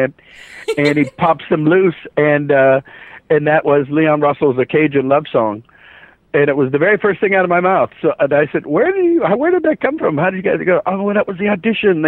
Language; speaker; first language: English; native; English